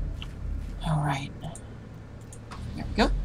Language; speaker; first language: English; native; English